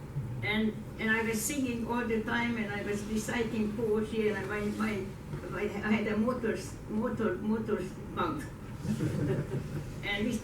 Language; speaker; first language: English; non-native, fluent; Hungarian